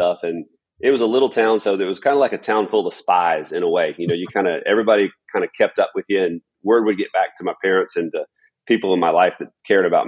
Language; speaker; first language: English; native; English